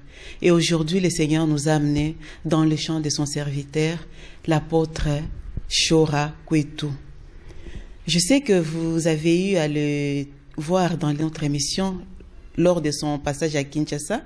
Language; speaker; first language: French; non-native, local second language; Lingala